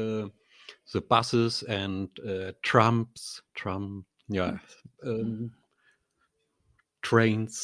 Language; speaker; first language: English; non-native, learner; German